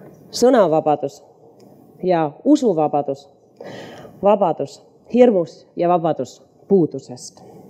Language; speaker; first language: Estonian; early bilingual, heritage; Estonian